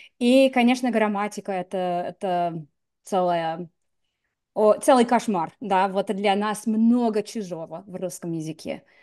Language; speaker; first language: Russian; non-native, fluent; English